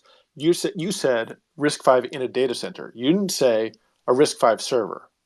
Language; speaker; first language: English; native; English